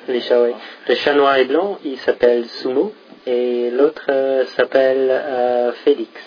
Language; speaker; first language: French; non-native, fluent; English